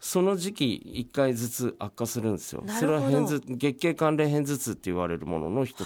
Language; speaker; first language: Japanese; native; Japanese